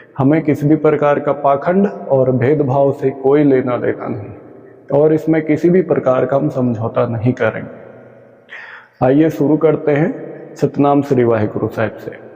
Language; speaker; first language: Hindi; non-native, local second language; Punjabi